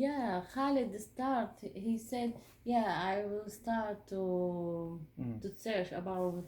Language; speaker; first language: English; non-native, learner; Arabic